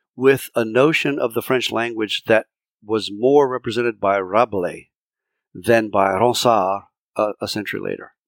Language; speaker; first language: English; early bilingual, other home language; French